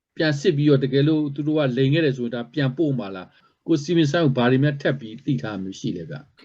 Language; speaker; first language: Burmese; native; Burmese